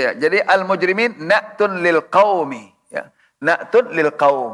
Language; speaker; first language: Arabic; non-native, learner; Indonesian